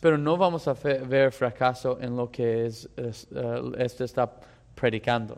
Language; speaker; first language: Spanish; non-native, fluent; English